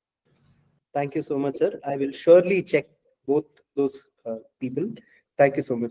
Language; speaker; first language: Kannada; non-native, local second language; Malayalam